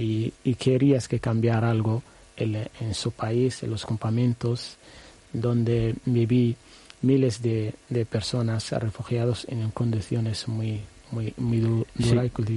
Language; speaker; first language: Spanish; non-native, learner; Arabic